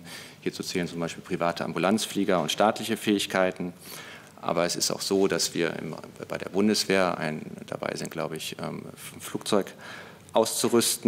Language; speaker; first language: German; native; German